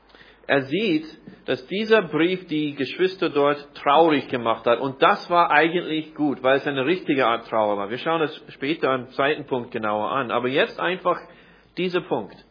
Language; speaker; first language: German; non-native, fluent; English